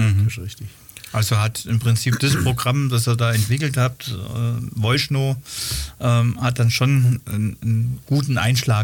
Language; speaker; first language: German; native; German